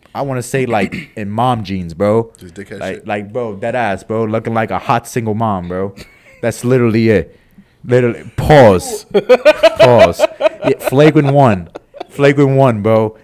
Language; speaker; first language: English; native; English